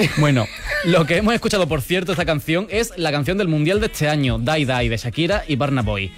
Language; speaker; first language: Spanish; native; Spanish